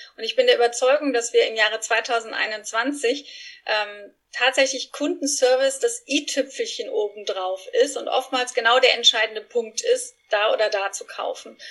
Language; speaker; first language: German; non-native, fluent; Spanish